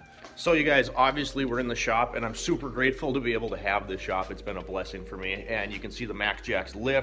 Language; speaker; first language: English; native; English